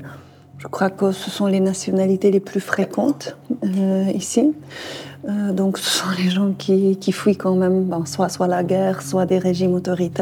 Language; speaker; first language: French; non-native, fluent; Polish